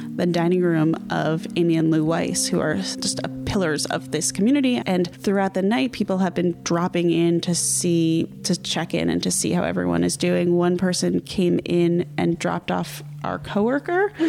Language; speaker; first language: English; native; English